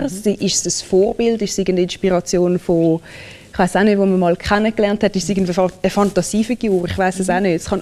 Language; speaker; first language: German; early bilingual, other home language; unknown